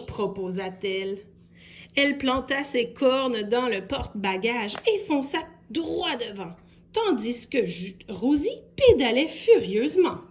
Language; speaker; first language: French; native; French